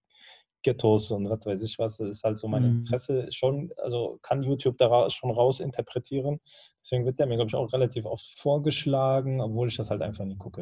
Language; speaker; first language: German; native; German